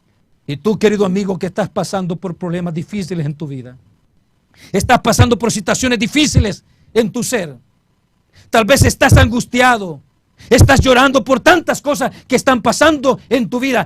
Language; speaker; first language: Spanish; native; Spanish